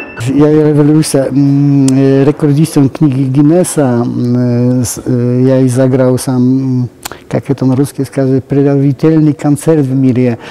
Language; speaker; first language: Russian; non-native, fluent; Polish